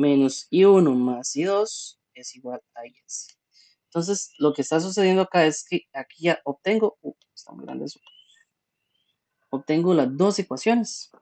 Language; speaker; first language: Spanish; native; Spanish